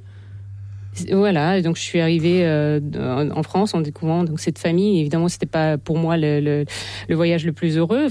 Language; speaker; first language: French; non-native, fluent; Ukrainian